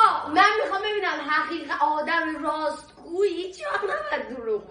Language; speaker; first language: Persian; native; Persian